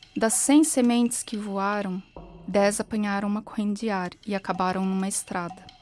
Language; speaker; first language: Portuguese; native; Portuguese